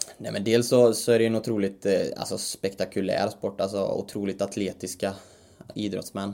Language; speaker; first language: Swedish; native; Swedish